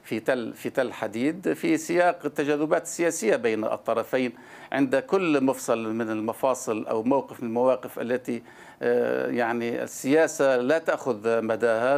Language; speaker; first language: Arabic; native; Arabic